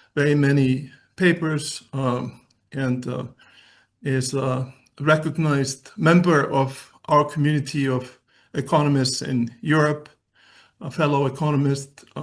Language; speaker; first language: English; non-native, fluent; Icelandic